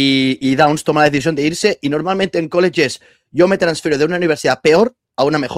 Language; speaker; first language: Spanish; native; Spanish